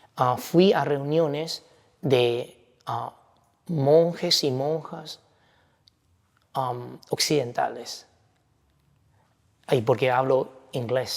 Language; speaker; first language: Spanish; non-native, fluent; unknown